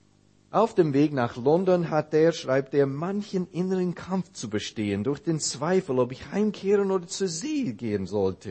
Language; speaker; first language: German; non-native, fluent; English